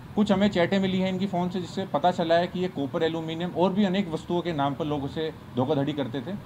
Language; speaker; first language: Hindi; native; Hindi